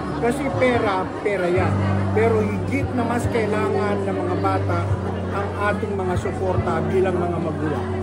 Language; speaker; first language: Filipino; native; Filipino